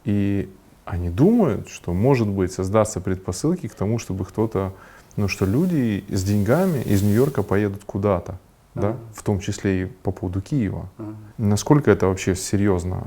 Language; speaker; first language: Russian; native; Russian